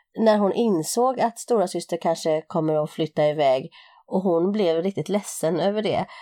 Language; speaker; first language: Swedish; native; Swedish